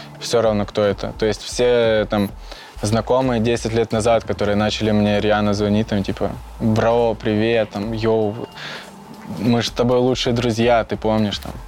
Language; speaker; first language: Russian; native; Russian